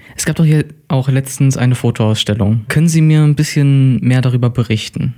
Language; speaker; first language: German; native; German